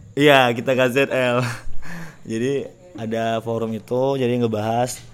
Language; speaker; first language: Indonesian; native; Indonesian